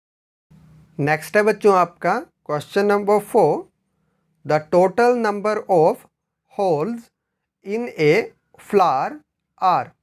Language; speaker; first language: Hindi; native; Hindi